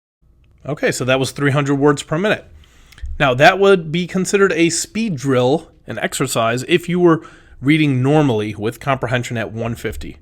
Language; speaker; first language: English; native; English